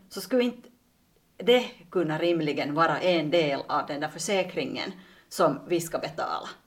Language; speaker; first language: Swedish; native; Swedish